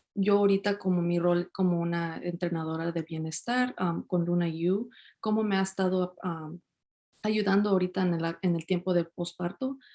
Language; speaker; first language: Spanish; early bilingual, heritage; Spanish